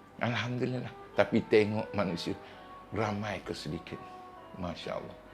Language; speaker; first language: Malay; native; Malay